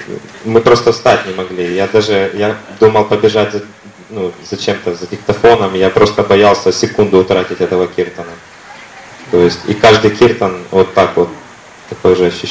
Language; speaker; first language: Russian; native; Russian